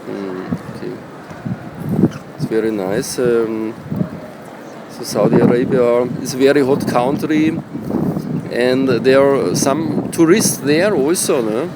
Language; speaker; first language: English; non-native, learner; German